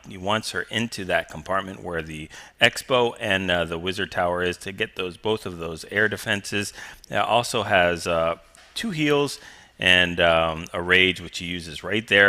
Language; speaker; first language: English; native; English